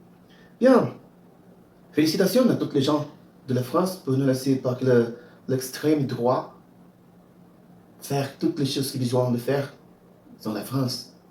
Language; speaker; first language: French; non-native, learner; Portuguese